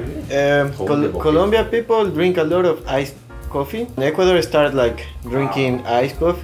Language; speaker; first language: English; non-native, learner; Spanish